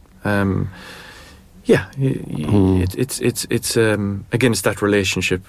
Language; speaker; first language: English; native; English